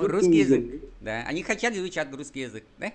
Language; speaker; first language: Russian; non-native, fluent; Vietnamese